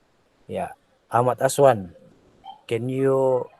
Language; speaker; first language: English; non-native, learner; Indonesian